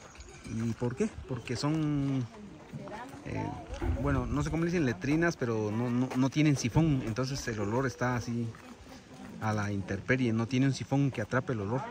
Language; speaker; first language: Spanish; native; Spanish